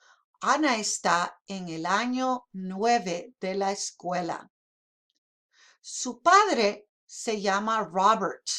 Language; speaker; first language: Spanish; non-native, fluent; English